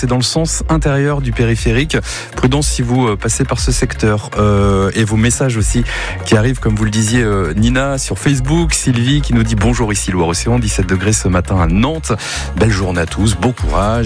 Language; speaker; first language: French; native; French